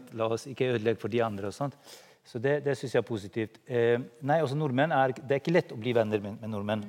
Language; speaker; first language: Norwegian; non-native, fluent; Albanian